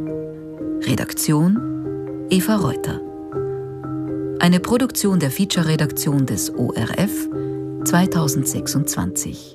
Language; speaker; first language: German; native; German